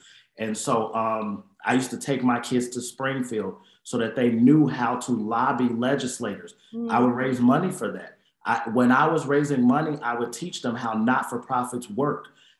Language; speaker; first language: English; native; English